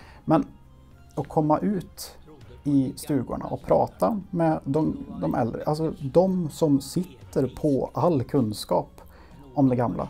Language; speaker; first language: Swedish; native; Swedish